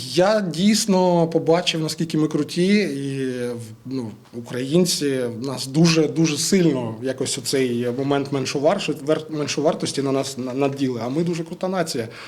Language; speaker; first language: Ukrainian; non-native, local second language; Russian